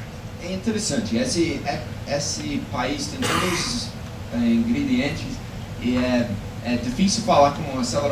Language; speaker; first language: Portuguese; non-native, fluent; English